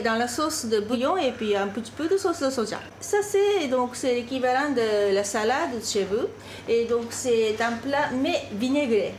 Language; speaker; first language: French; non-native, fluent; Japanese